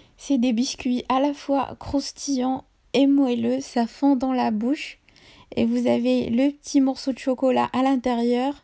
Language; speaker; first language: French; non-native, local second language; Arabic